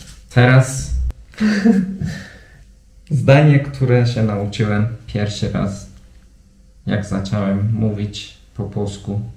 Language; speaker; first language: Polish; non-native, fluent; Turkish